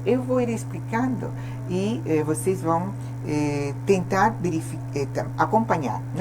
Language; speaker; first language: Portuguese; non-native, fluent; Spanish